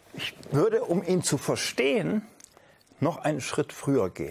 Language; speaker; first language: German; native; German